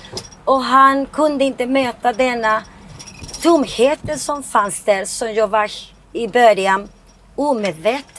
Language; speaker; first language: Swedish; non-native, fluent; Spanish